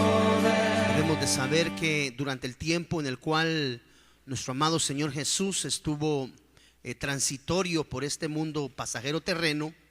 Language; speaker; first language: Spanish; native; Spanish